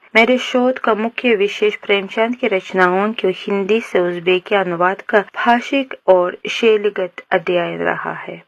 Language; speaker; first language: Hindi; non-native, fluent; Uzbek